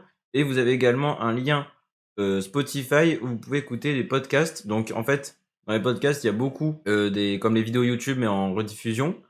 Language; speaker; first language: French; native; French